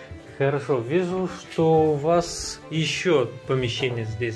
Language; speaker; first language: Russian; non-native, local second language; Romanian